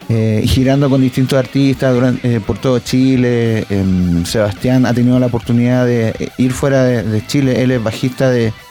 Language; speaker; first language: Spanish; native; Spanish